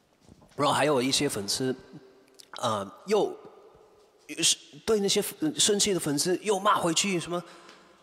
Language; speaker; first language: Chinese; non-native, fluent; English